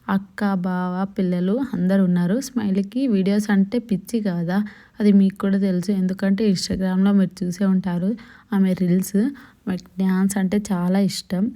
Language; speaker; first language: Telugu; non-native, local second language; Lambadi